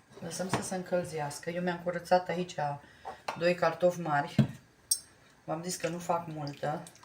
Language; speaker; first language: Romanian; native; Romanian